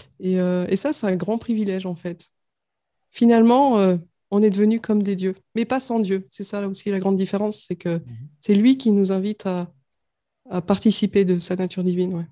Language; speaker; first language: French; native; French